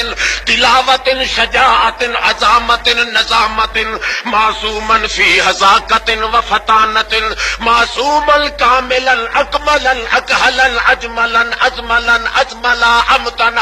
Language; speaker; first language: Arabic; non-native, fluent; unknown